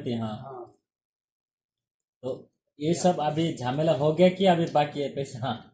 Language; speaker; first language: Hindi; non-native, local second language; Bangla